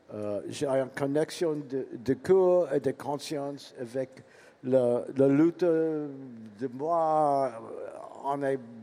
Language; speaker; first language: French; non-native, learner; English